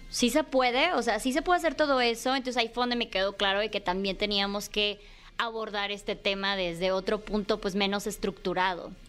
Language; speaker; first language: Spanish; native; Spanish